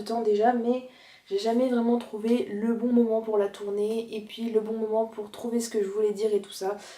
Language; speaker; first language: French; native; French